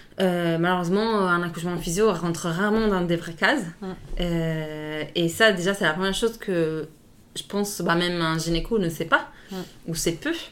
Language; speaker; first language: French; non-native, fluent; Italian